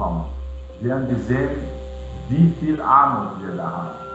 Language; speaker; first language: German; non-native, fluent; Portuguese